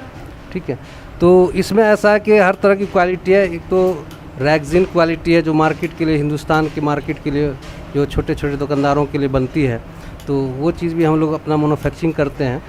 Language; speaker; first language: Hindi; native; Hindi